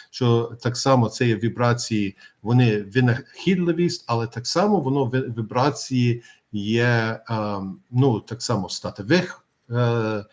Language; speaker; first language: Ukrainian; early bilingual, heritage; Ukrainian